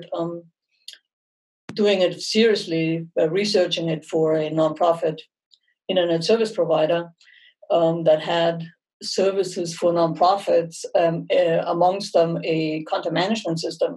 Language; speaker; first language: English; non-native, fluent; German